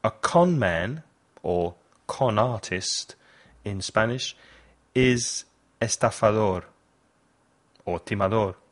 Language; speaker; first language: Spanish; non-native, fluent; English